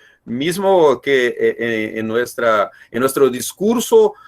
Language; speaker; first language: Spanish; non-native, learner; Portuguese